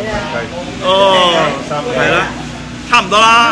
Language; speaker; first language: Cantonese; native; Cantonese